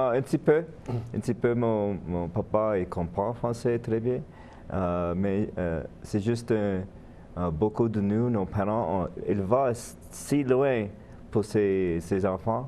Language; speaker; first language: French; non-native, learner; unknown